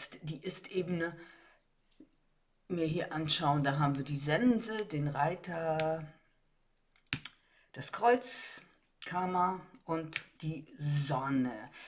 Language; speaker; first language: German; native; German